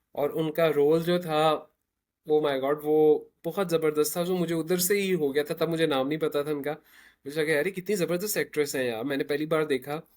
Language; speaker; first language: Urdu; native; Urdu